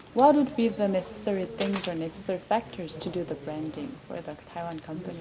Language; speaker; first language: English; non-native, fluent; Korean